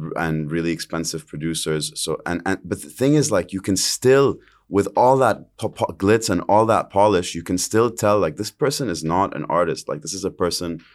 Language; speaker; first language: English; early bilingual, other home language; Arabic